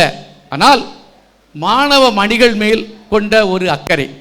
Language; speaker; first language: Tamil; native; Tamil